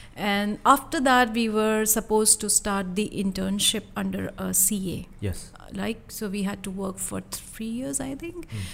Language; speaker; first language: English; non-native, local second language; Hindi